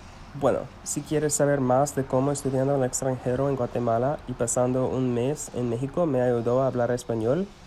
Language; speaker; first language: Spanish; non-native, learner; English